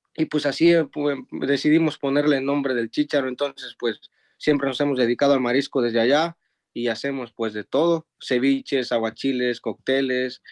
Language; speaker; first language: Spanish; native; Spanish